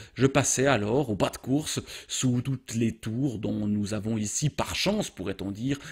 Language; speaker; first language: French; native; French